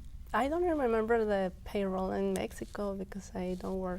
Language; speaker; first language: English; non-native, local second language; Spanish